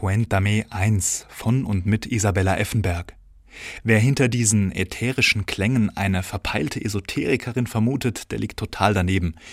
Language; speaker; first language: German; native; German